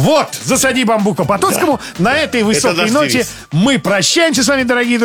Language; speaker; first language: Russian; native; Russian